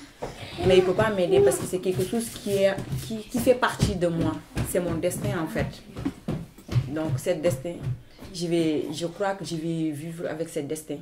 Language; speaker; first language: French; non-native, fluent; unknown